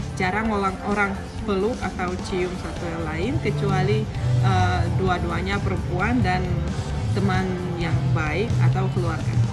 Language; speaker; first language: Indonesian; non-native, fluent; Russian